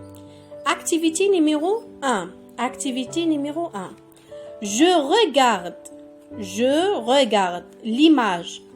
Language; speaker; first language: French; non-native, local second language; Arabic